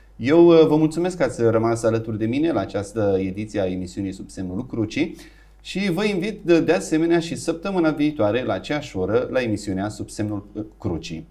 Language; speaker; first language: Romanian; native; Romanian